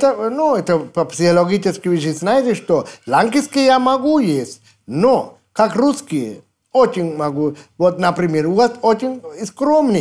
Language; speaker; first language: Russian; non-native, fluent; Sinhala